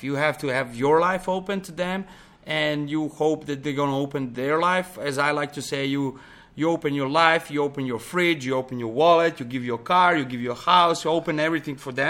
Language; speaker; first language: English; non-native, fluent; Serbian